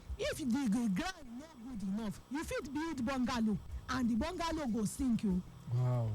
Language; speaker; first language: Nigerian Pidgin; non-native, local second language; Yoruba